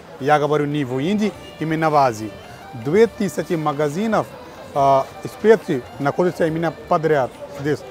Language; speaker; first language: Russian; non-native, fluent; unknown